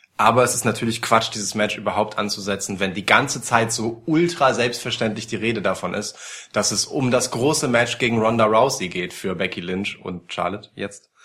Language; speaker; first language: German; early bilingual, other home language; Polish